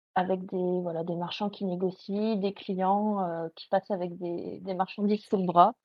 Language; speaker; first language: French; native; French